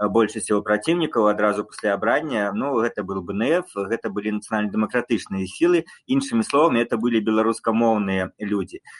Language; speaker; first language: Belarusian; non-native, local second language; Russian